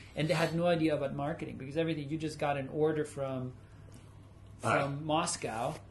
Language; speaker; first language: English; early bilingual, other home language; German